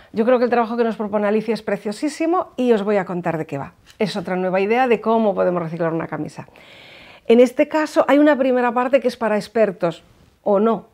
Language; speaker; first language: Spanish; native; Spanish